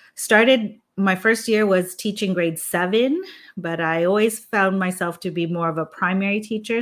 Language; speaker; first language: English; non-native, local second language; Filipino